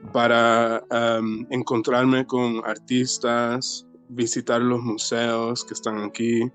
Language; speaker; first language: Spanish; early bilingual, heritage; Spanish